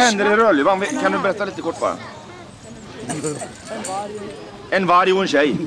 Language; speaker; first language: Swedish; native; Swedish